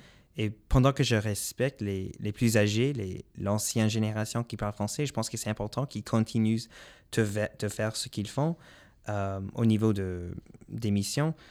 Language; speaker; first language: French; non-native, local second language; English